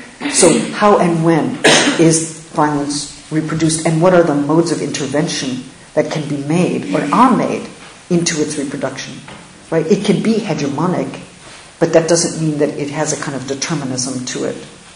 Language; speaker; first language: English; native; English